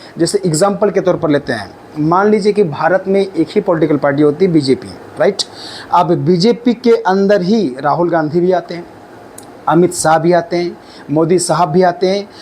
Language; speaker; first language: Hindi; native; Hindi